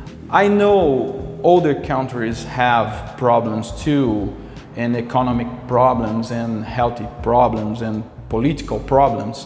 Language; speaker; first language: English; non-native, local second language; Portuguese